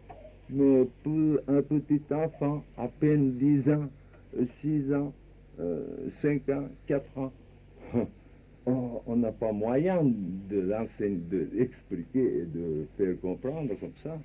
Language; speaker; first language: French; non-native, fluent; Japanese